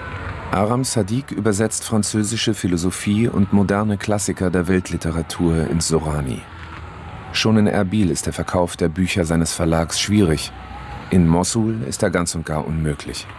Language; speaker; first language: German; native; German